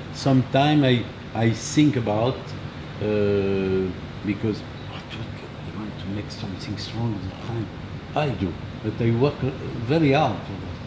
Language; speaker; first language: English; non-native, learner; French